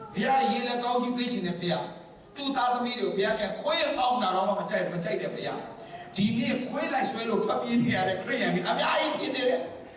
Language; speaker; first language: Burmese; non-native, local second language; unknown